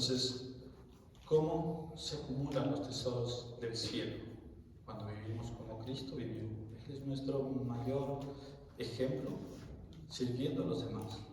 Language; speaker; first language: Spanish; native; Spanish